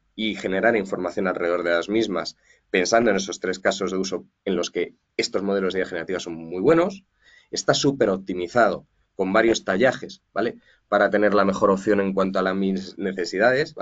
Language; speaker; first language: Spanish; native; Spanish